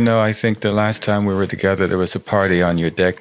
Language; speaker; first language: English; native; English